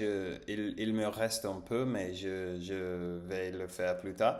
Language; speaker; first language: French; non-native, learner; English